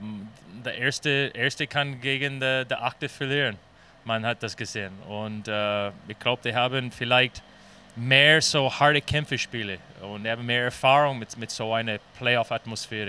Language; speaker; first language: German; non-native, fluent; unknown